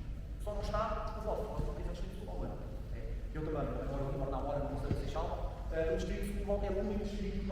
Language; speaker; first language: Portuguese; native; Portuguese